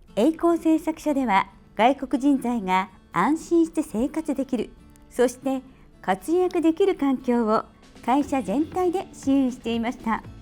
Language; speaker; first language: Japanese; native; Japanese